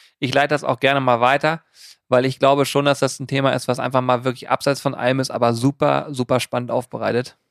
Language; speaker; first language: German; native; German